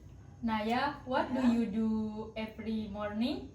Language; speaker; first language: English; non-native, learner; Indonesian